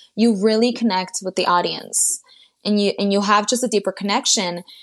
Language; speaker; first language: English; early bilingual, other home language; Spanish